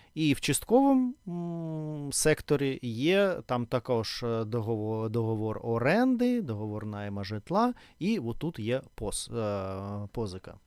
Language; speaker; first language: Ukrainian; non-native, learner; Russian